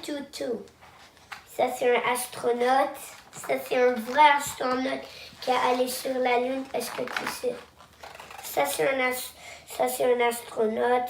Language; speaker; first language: French; non-native, local second language; English